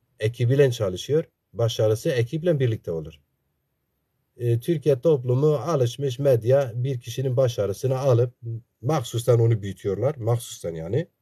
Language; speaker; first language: Turkish; non-native, local second language; Zaza